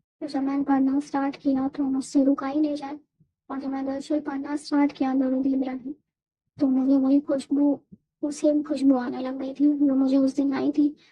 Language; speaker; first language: Urdu; native; Urdu